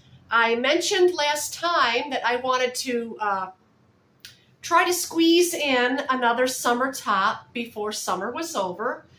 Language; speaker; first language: English; native; English